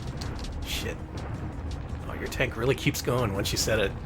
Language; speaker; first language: English; native; English